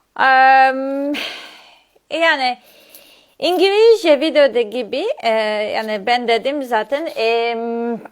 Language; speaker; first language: Turkish; non-native, learner; Serbian